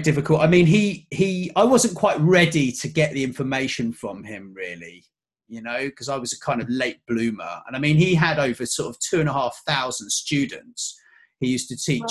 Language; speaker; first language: English; native; English